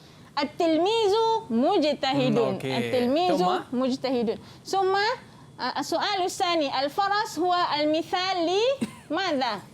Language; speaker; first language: Arabic; non-native, fluent; Malay